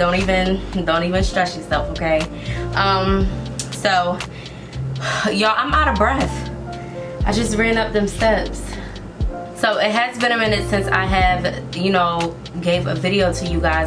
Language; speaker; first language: English; native; English